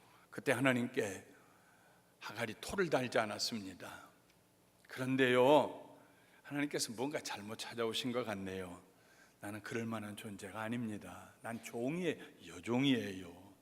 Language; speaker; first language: Korean; native; Korean